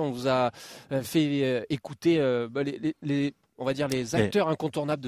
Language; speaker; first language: French; native; French